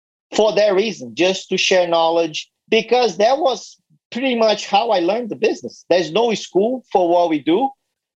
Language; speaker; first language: English; non-native, fluent; Portuguese